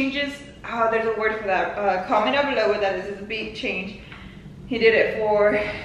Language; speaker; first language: English; early bilingual, other home language; Spanish